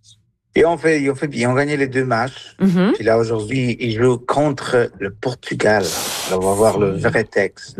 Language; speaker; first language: French; non-native, fluent; Spanish